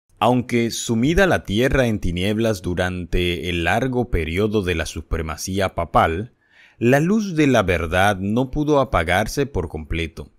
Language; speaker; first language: Spanish; native; Spanish